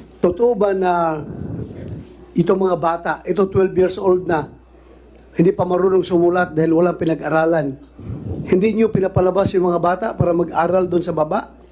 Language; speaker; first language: Filipino; non-native, local second language; Cebuano